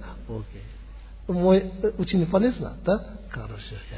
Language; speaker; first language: Russian; non-native, learner; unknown